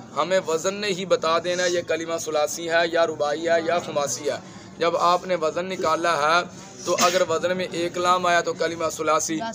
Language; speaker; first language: Urdu; non-native, local second language; Punjabi